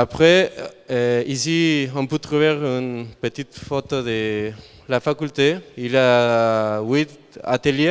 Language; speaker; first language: French; non-native, learner; Spanish